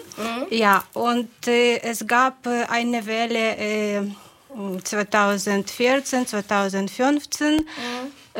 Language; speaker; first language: German; non-native, fluent; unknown